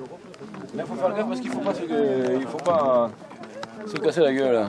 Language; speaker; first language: French; native; French